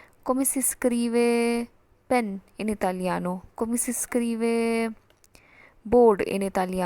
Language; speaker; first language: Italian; non-native, fluent; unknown